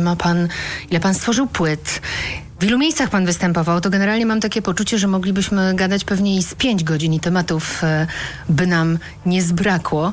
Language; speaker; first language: Polish; native; Polish